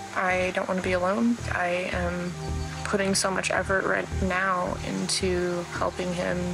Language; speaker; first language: English; native; English